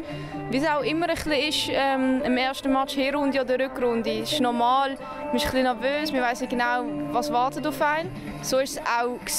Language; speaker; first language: German; native; German